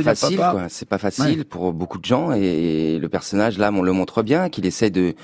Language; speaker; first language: French; native; French